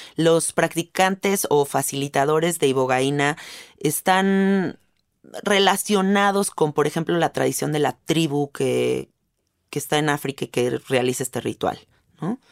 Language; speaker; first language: Spanish; native; Spanish